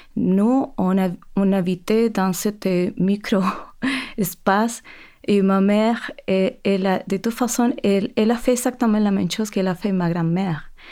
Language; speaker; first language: French; non-native, fluent; Spanish